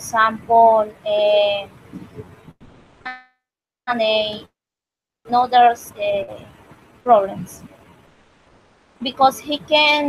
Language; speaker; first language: English; non-native, learner; Spanish